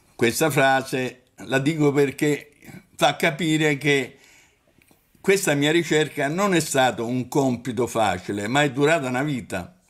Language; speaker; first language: Italian; native; Italian